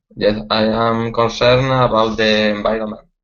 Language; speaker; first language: English; non-native, learner; Spanish